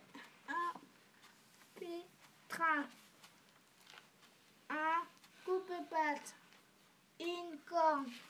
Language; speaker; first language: French; native; French